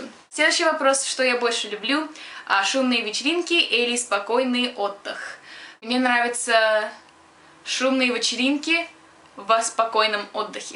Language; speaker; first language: Russian; early bilingual, other home language; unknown